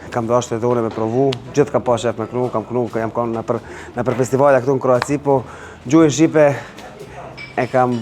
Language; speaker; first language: Albanian; early bilingual, heritage; Albanian